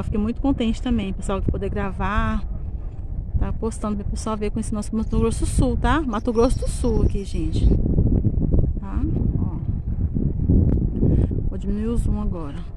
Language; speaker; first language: Portuguese; native; Portuguese